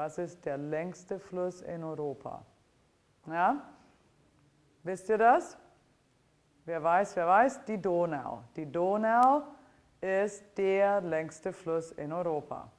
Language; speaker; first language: German; non-native, fluent; Italian